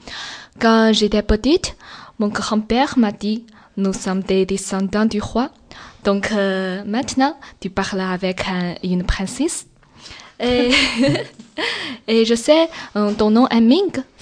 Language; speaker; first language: French; non-native, learner; Chinese